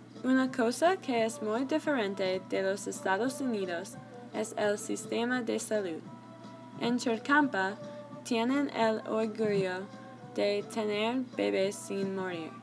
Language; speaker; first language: Spanish; non-native, learner; English